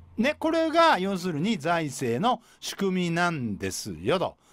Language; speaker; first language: Japanese; native; Japanese